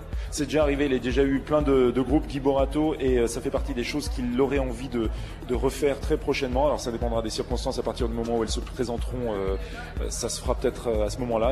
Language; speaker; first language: French; native; French